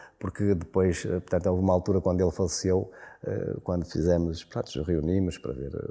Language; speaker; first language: Portuguese; native; Portuguese